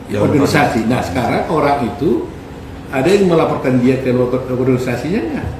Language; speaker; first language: Indonesian; native; Indonesian